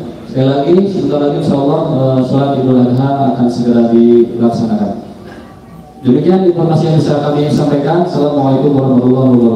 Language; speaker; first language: Indonesian; native; Indonesian